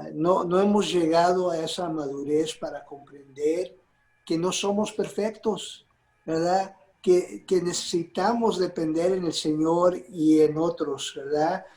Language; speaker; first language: Spanish; early bilingual, heritage; Spanish